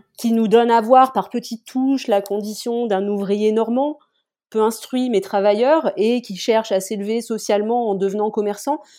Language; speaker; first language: French; native; French